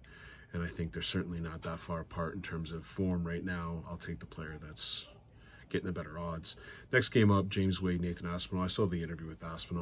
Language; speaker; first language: English; native; English